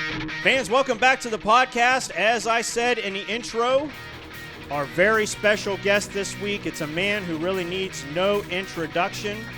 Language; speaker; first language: English; native; English